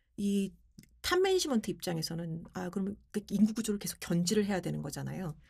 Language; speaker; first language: Korean; native; Korean